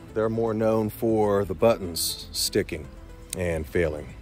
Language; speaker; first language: English; native; English